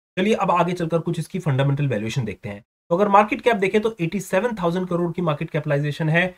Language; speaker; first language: Hindi; native; Hindi